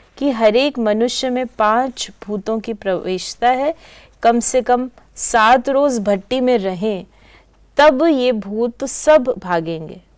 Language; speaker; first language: Hindi; native; Hindi